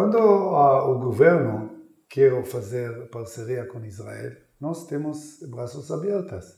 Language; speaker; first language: Portuguese; non-native, learner; Hebrew